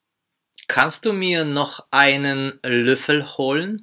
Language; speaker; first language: German; non-native, fluent; Polish